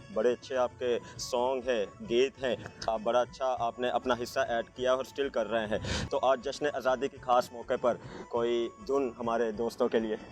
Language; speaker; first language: Urdu; native; Urdu